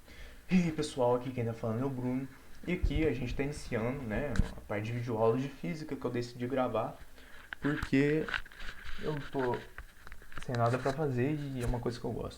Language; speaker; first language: Portuguese; native; Portuguese